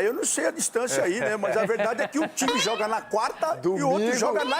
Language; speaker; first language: Portuguese; native; Portuguese